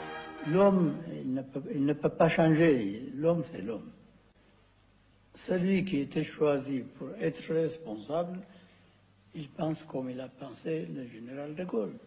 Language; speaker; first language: French; non-native, fluent; Amharic